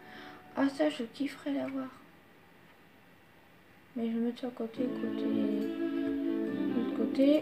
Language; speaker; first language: French; native; French